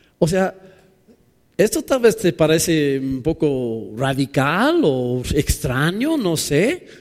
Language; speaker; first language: Spanish; non-native, fluent; English